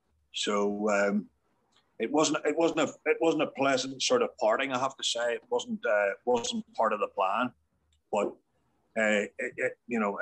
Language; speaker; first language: English; native; English